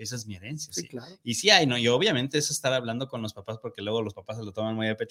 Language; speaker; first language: Spanish; native; Spanish